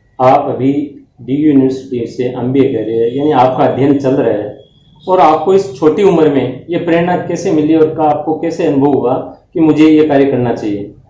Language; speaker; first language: Hindi; native; Hindi